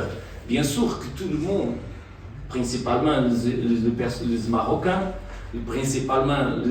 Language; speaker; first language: French; non-native, fluent; Portuguese